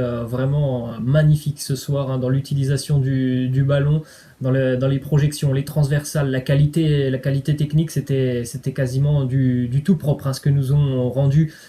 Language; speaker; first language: French; native; French